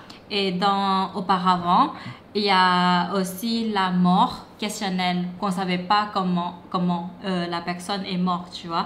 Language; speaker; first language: French; non-native, fluent; Thai